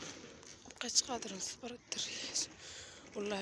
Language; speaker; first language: Arabic; native; Arabic